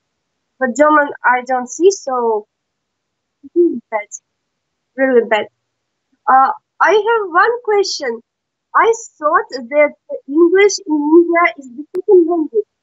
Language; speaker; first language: English; non-native, learner; Russian